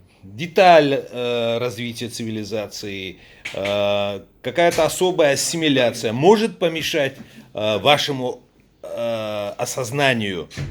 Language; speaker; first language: Russian; native; Russian